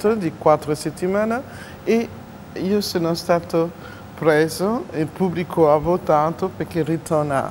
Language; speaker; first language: Italian; non-native, fluent; French